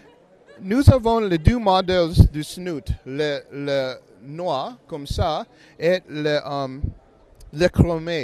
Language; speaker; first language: French; non-native, learner; English